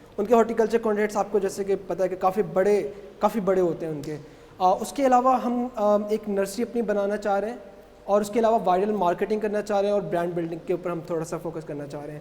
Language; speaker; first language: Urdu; native; Urdu